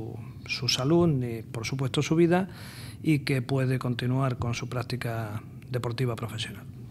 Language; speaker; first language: Spanish; native; Spanish